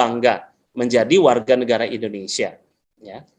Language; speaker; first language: Indonesian; native; Indonesian